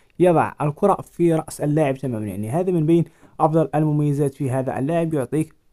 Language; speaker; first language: Arabic; native; Arabic